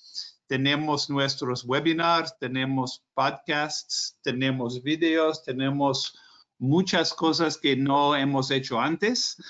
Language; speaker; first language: Spanish; non-native, fluent; English